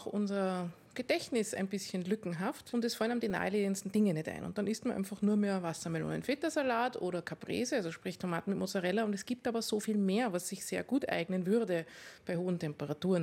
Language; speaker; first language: German; native; German